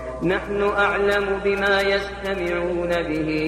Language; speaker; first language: Arabic; native; Arabic